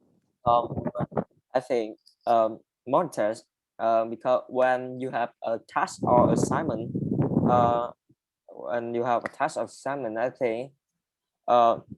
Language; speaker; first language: English; non-native, learner; Vietnamese